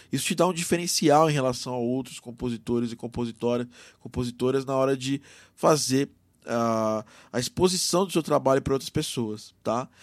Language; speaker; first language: Portuguese; native; Portuguese